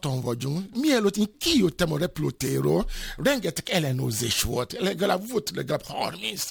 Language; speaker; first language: Hungarian; non-native, fluent; Yoruba